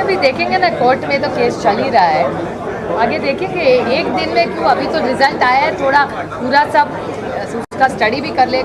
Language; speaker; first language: Hindi; non-native, local second language; Marathi